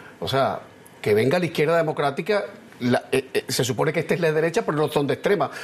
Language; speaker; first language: Spanish; native; Spanish